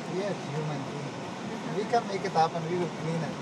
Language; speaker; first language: English; non-native, learner; Persian